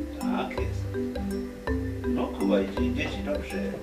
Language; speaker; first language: Polish; non-native, fluent; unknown